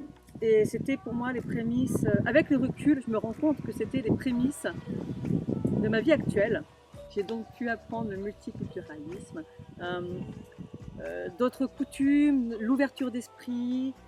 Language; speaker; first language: French; native; French